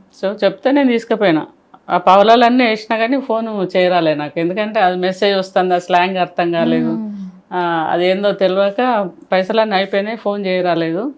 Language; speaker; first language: Telugu; native; Telugu